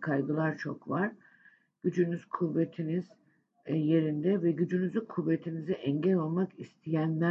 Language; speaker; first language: Turkish; native; Turkish